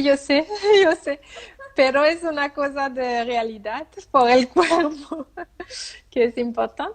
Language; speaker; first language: Spanish; non-native, learner; French